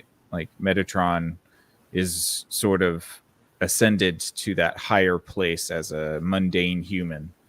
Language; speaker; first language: English; native; English